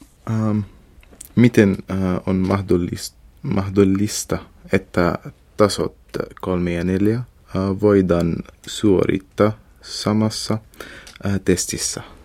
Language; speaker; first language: Finnish; non-native, learner; Arabic